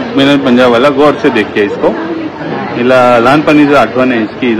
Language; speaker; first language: Hindi; non-native, local second language; Marathi